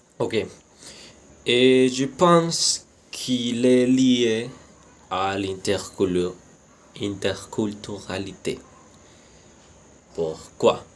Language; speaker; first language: French; non-native, learner; Spanish